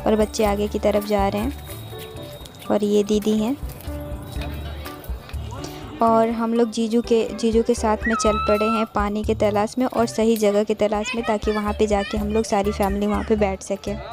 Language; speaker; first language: Hindi; native; Hindi